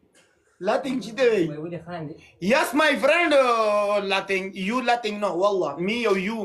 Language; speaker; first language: English; non-native, learner; Pashto